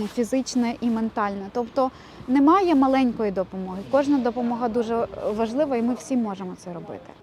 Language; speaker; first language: Ukrainian; native; Ukrainian